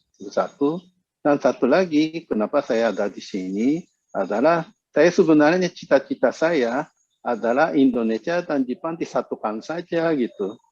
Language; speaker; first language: Indonesian; non-native, fluent; Japanese